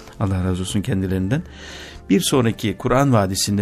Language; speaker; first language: Turkish; native; Turkish